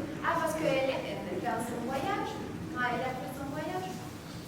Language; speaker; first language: French; non-native, fluent; Spanish